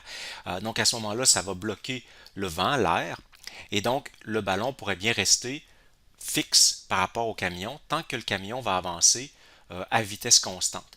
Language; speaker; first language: French; native; French